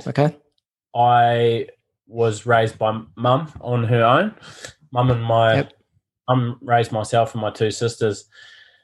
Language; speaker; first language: English; native; English